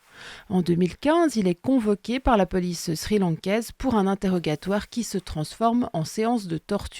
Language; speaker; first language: French; native; French